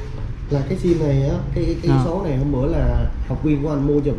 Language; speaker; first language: Vietnamese; native; Vietnamese